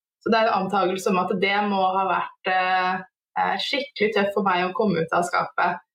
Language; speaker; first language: Norwegian; native; Norwegian